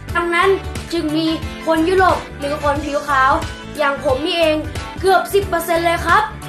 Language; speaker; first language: Thai; non-native, fluent; English